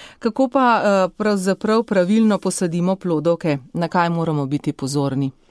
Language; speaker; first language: Slovenian; native; Slovenian